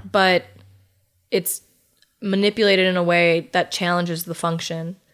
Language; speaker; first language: English; native; English